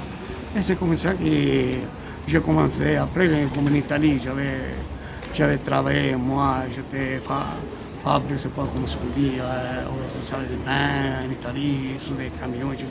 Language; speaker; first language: French; non-native, learner; Italian